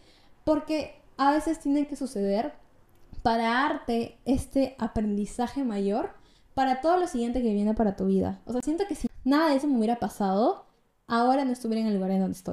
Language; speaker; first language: Spanish; native; Spanish